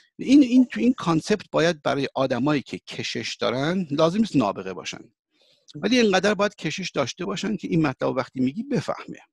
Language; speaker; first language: Persian; early bilingual, heritage; Persian